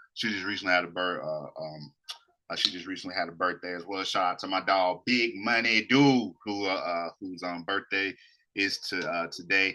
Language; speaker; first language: English; native; English